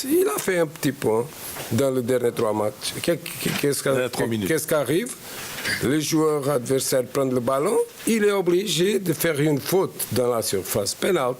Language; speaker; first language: French; non-native, fluent; Portuguese